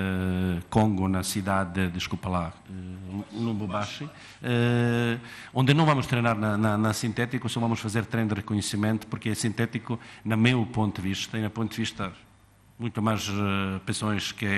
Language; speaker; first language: Portuguese; non-native, fluent; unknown